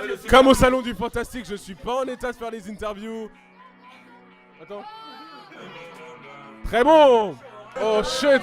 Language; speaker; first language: French; native; French